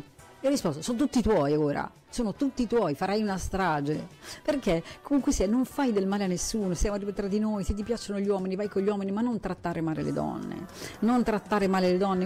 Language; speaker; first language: Italian; native; Italian